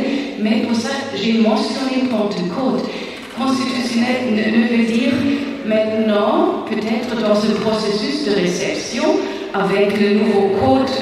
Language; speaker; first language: French; non-native, fluent; German